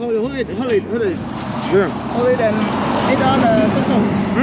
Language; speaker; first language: English; non-native, learner; Khmer